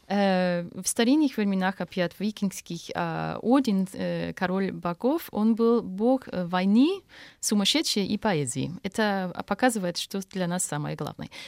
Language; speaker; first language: Russian; non-native, fluent; Danish